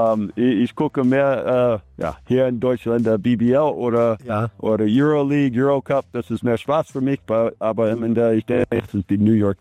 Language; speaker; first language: German; non-native, learner; English